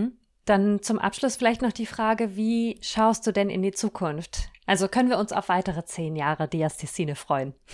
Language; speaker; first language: German; native; German